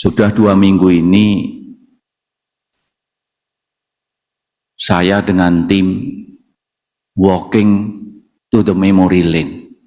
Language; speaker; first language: Indonesian; native; Indonesian